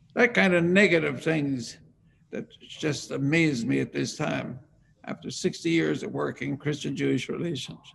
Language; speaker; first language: English; native; English